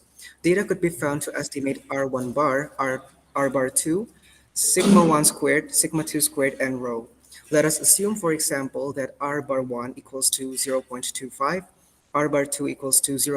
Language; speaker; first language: English; non-native, fluent; Indonesian